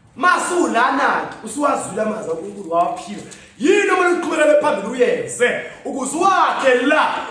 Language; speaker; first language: Zulu; native; Zulu